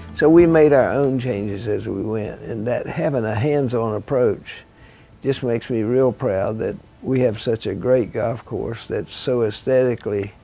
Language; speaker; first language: English; native; English